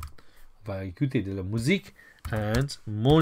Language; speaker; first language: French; non-native, fluent; English